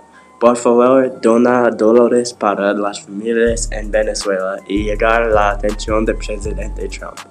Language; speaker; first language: Spanish; non-native, learner; English